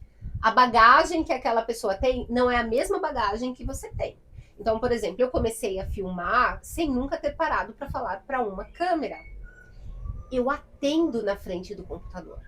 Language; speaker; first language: Portuguese; native; Portuguese